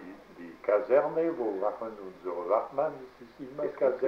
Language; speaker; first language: German; non-native, learner; French